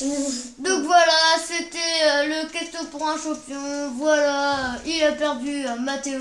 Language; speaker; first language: French; native; French